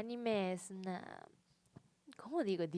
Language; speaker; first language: Spanish; non-native, learner; Japanese